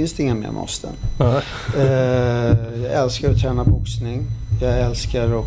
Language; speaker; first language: Swedish; early bilingual, other home language; Arabic